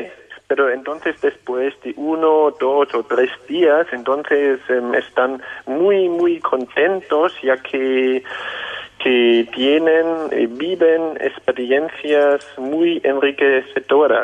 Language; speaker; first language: Spanish; non-native, fluent; German